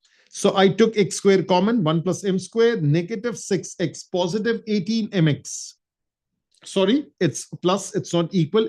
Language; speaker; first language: English; non-native, local second language; Urdu